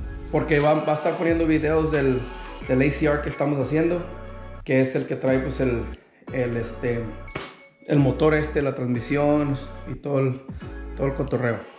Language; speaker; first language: Spanish; native; Spanish